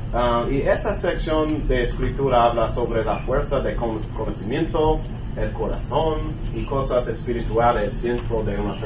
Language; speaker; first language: Spanish; non-native, learner; English